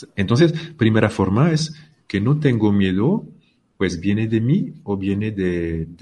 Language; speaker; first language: Spanish; non-native, fluent; French